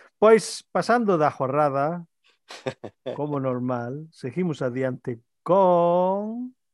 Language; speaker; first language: Galician; early bilingual, heritage; Galician